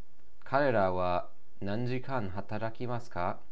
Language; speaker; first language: Japanese; non-native, learner; English